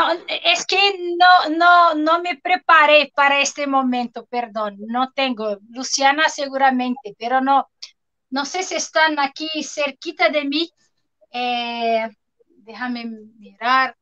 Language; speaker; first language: Spanish; non-native, learner; Portuguese